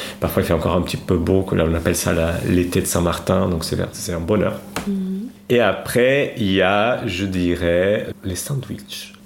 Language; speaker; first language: French; non-native, fluent; Portuguese